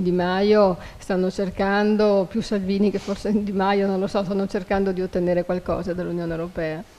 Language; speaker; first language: Italian; native; Italian